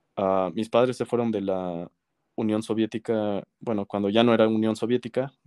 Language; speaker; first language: Spanish; native; Spanish